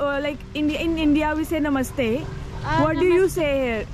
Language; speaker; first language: English; non-native, local second language; Hindi